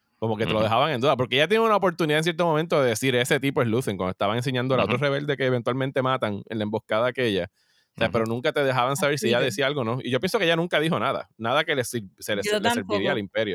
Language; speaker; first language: Spanish; native; Spanish